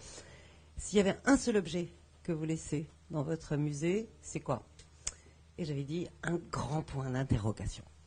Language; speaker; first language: French; native; French